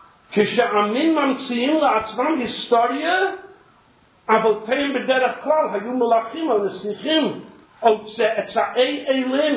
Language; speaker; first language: Hebrew; non-native, fluent; English